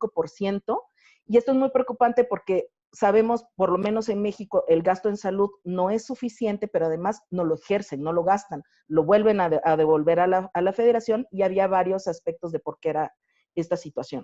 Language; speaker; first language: Spanish; native; Spanish